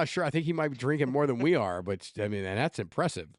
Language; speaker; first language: English; native; English